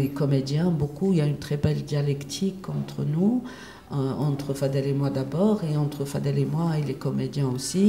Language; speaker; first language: French; non-native, local second language; Arabic